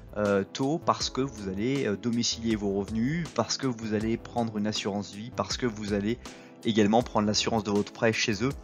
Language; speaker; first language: French; native; French